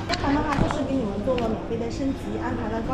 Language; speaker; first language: Chinese; native; Chinese